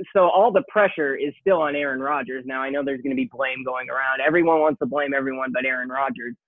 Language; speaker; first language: English; native; English